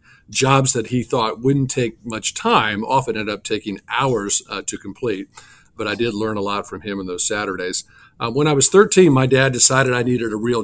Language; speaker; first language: English; native; English